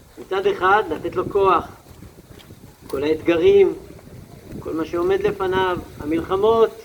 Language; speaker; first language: Hebrew; native; Hebrew